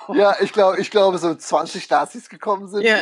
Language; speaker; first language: German; non-native, fluent; English